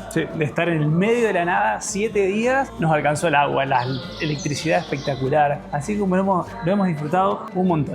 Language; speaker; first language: Spanish; native; Spanish